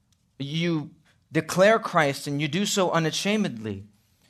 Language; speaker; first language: English; native; English